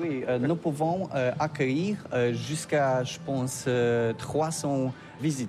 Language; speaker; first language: French; non-native, learner; Polish